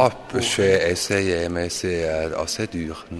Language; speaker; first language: French; non-native, fluent; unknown